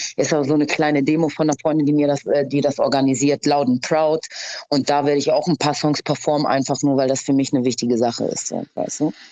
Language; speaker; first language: German; early bilingual, other home language; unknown